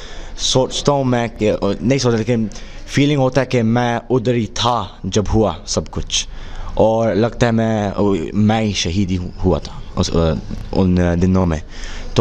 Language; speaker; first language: Hindi; early bilingual, heritage; Hindi